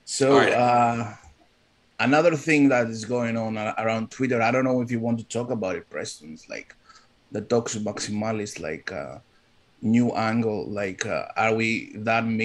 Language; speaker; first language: English; non-native, fluent; Greek